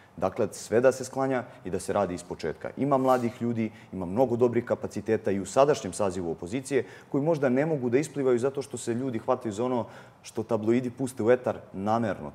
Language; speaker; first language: Serbian; native; Serbian